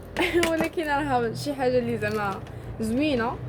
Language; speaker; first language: Arabic; native; Arabic